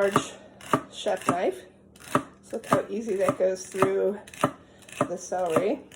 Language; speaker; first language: English; native; English